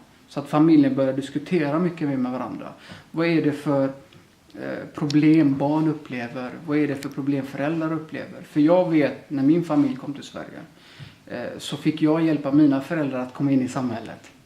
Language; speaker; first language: Swedish; early bilingual, other home language; Somali